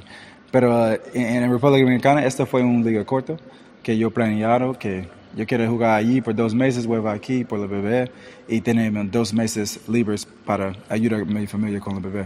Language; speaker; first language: Spanish; early bilingual, heritage; English